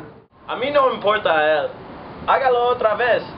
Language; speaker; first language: Spanish; non-native, learner; English